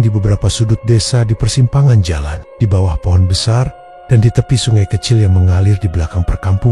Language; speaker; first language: Indonesian; native; Indonesian